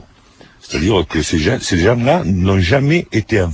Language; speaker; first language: French; native; French